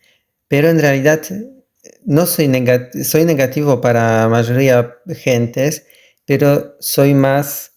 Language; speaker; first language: Spanish; non-native, learner; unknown